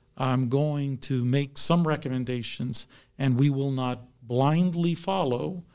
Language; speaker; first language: English; native; English